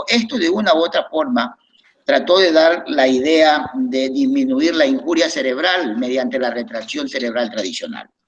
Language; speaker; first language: Spanish; native; Spanish